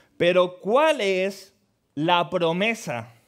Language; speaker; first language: Spanish; native; Spanish